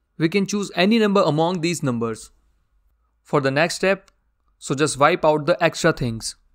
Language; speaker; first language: English; non-native, local second language; Hindi